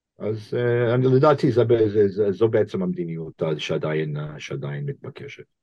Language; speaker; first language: Hebrew; non-native, fluent; English